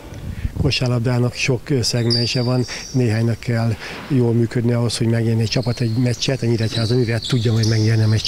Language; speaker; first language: Hungarian; native; Hungarian